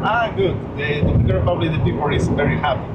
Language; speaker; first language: English; non-native, learner; Spanish